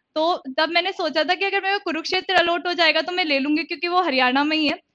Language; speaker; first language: Hindi; native; Hindi